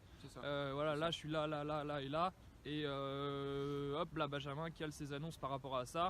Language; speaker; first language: French; native; French